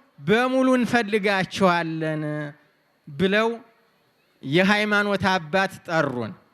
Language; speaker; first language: Amharic; native; Amharic